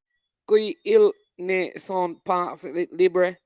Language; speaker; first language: French; non-native, learner; English